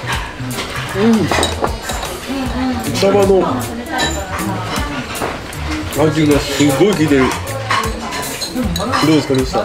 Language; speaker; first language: Japanese; native; Japanese